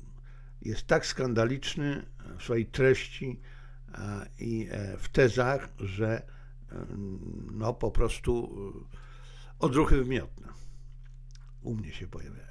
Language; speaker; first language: Polish; native; Polish